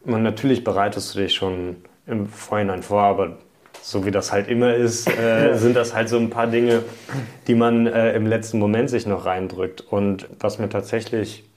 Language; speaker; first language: German; early bilingual, other home language; Hungarian